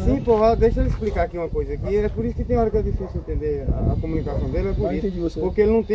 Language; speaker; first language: Portuguese; native; Portuguese